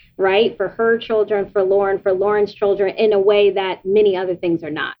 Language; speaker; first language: English; native; English